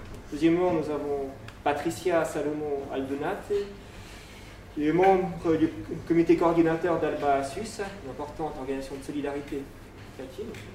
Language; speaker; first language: French; native; French